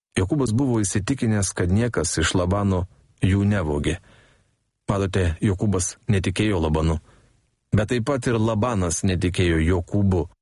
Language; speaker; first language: Lithuanian; native; Lithuanian